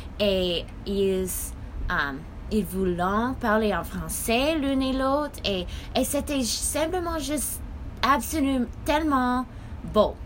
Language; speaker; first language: French; non-native, learner; English